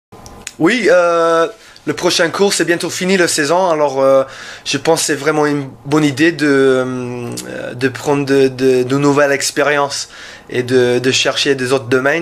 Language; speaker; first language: French; non-native, learner; English